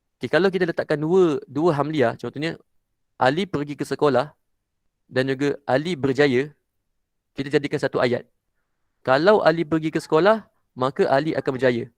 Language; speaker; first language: Malay; native; Malay